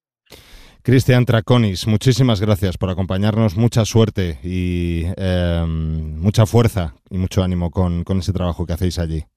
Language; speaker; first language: Spanish; native; Spanish